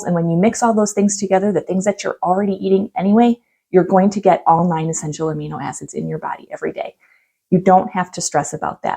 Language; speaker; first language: English; native; English